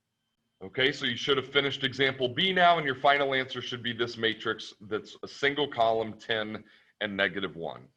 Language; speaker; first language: English; native; English